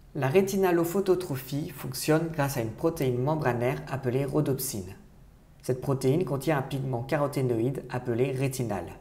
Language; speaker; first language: French; native; French